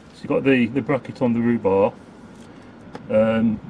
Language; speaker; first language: English; native; English